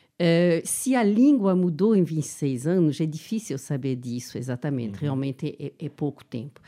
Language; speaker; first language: Portuguese; non-native, fluent; French